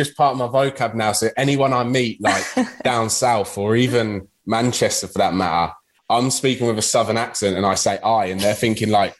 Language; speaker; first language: English; native; English